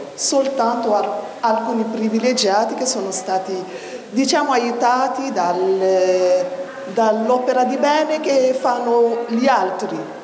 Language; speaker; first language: Italian; non-native, fluent; Malagasy